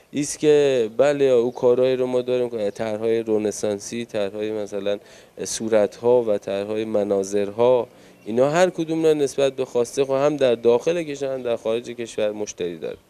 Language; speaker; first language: Persian; native; Persian